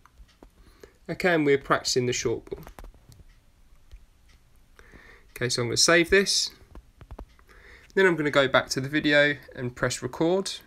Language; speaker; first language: English; native; English